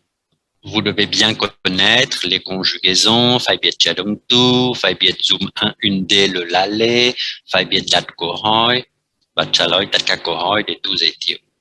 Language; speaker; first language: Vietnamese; non-native, fluent; French